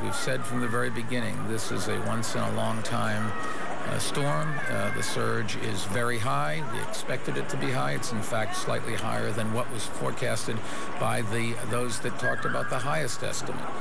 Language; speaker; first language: English; native; English